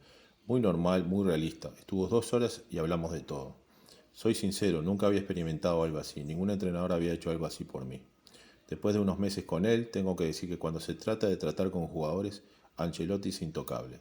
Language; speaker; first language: Spanish; native; Spanish